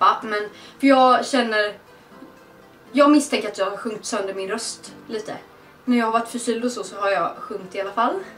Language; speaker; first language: Swedish; native; Swedish